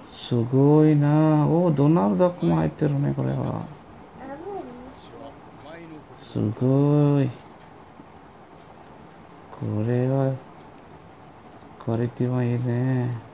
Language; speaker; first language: Japanese; non-native, learner; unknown